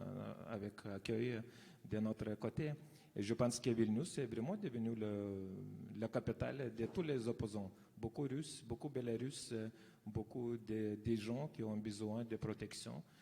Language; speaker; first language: French; non-native, fluent; Lithuanian